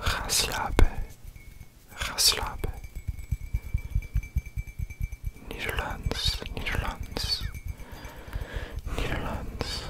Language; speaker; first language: Dutch; non-native, learner; English